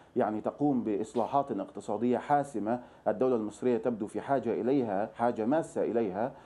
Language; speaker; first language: Arabic; native; Arabic